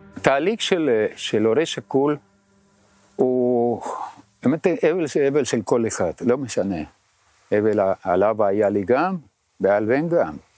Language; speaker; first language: Hebrew; non-native, fluent; Spanish